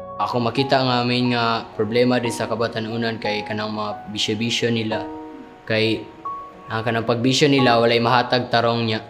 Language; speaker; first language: Cebuano; native; Cebuano